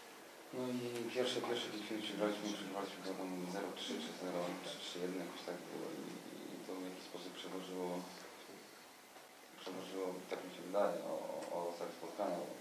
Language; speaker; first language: Polish; native; Polish